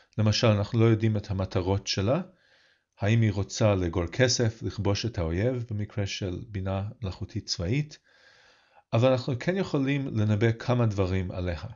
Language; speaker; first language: Hebrew; non-native, fluent; English